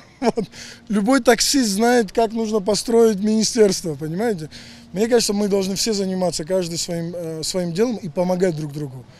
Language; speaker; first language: Russian; non-native, local second language; Georgian